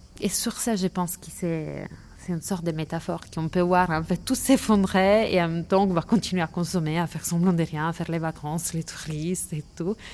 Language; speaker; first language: French; non-native, fluent; Italian